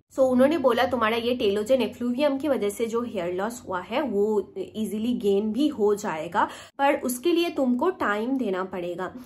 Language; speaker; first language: Hindi; native; Hindi